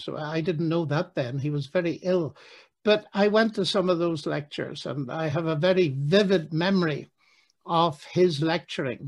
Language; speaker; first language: English; native; English